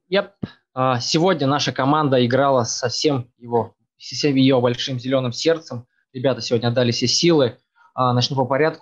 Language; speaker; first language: Russian; native; Russian